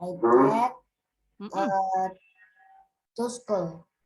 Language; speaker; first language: English; non-native, learner; Indonesian